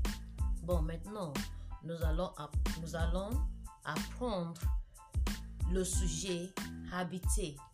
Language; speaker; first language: French; non-native, fluent; English